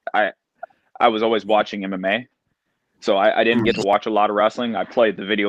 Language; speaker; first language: English; native; English